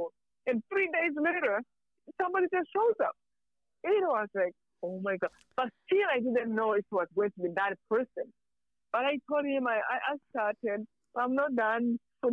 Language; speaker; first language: English; non-native, local second language; Kinyarwanda